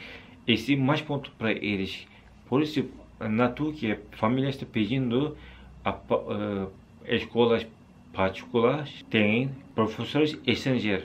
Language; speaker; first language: Portuguese; non-native, learner; Turkish